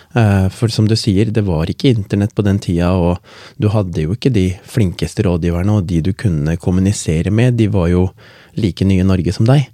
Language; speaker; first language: Norwegian; non-native, local second language; Tamil